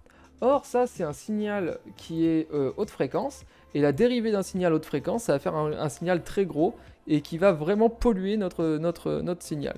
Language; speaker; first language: French; native; French